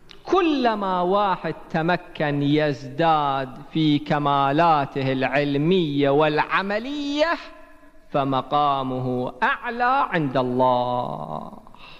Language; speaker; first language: Arabic; native; Arabic